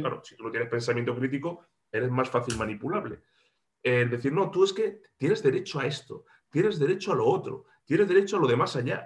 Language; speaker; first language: Spanish; native; Spanish